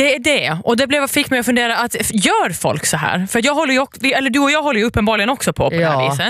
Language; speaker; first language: Swedish; native; Swedish